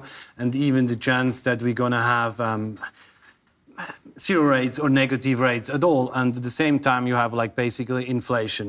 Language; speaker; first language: English; non-native, fluent; German